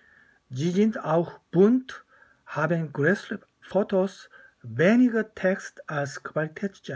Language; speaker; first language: German; non-native, fluent; Korean